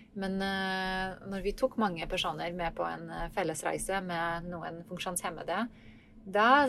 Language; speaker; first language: Norwegian; non-native, fluent; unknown